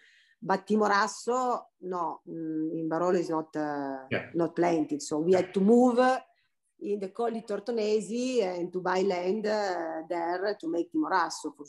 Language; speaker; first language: English; non-native, fluent; Italian